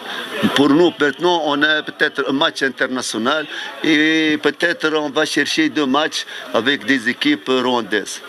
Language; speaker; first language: French; non-native, fluent; Arabic